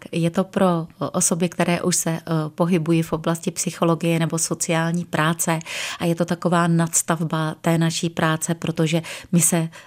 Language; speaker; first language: Czech; native; Czech